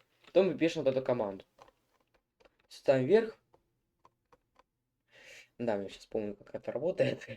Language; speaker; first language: Russian; native; Russian